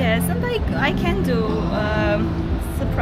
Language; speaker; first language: English; non-native, learner; Armenian